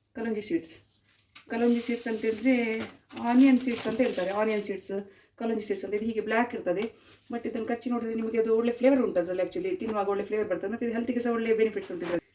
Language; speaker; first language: Kannada; non-native, local second language; Konkani